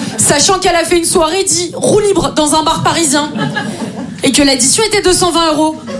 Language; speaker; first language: French; native; French